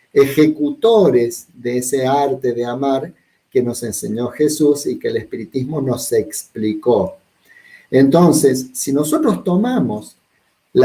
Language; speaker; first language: Spanish; native; Spanish